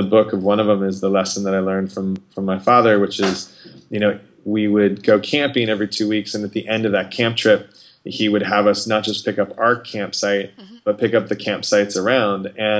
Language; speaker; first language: English; native; English